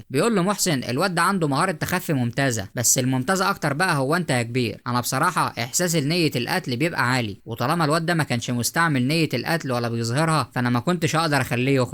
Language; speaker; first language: Arabic; native; Arabic